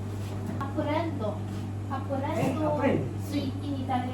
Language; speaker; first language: Italian; non-native, learner; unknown